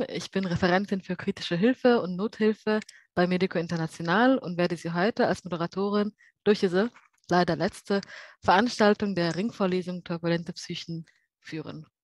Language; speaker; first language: German; native; German